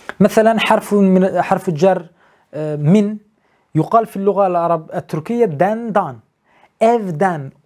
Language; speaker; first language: Arabic; non-native, learner; Turkish